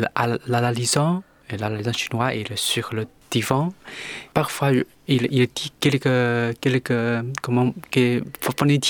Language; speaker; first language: French; non-native, learner; Chinese